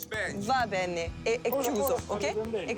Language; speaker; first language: Italian; non-native, learner; French